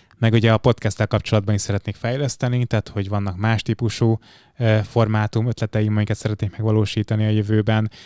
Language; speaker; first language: Hungarian; native; Hungarian